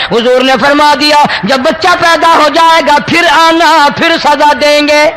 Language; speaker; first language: Urdu; non-native, local second language; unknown